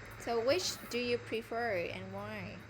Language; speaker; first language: English; non-native, fluent; Vietnamese